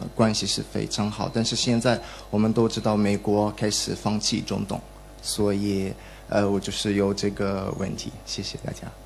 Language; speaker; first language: Chinese; non-native, learner; Arabic